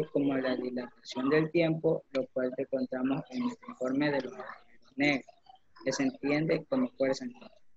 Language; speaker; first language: Spanish; native; Spanish